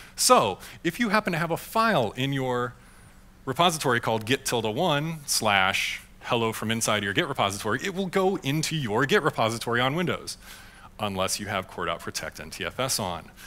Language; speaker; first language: English; native; English